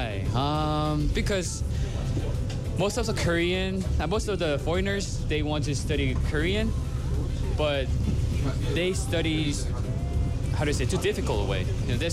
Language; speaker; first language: English; non-native, learner; Korean